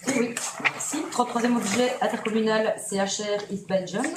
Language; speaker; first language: French; native; French